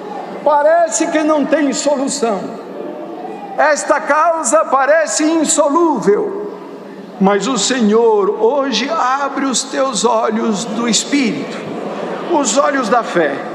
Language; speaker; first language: Portuguese; native; Portuguese